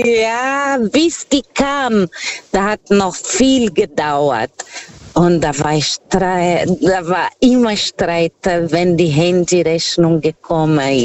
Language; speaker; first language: German; non-native, learner; Portuguese